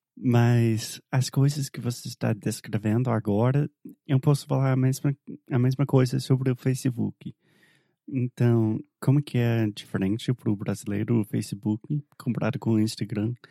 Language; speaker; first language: Portuguese; non-native, fluent; English